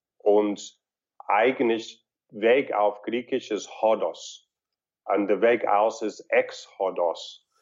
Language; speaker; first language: German; non-native, fluent; English